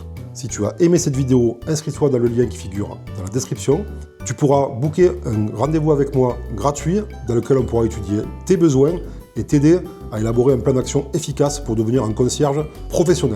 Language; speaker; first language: French; native; French